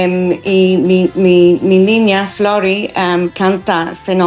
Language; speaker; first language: Spanish; non-native, fluent; English